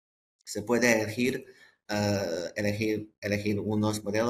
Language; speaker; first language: Spanish; non-native, fluent; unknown